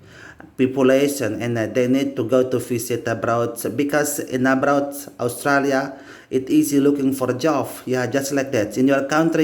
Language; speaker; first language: English; non-native, learner; Indonesian